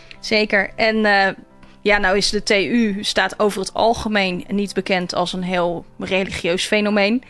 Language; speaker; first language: Dutch; native; Dutch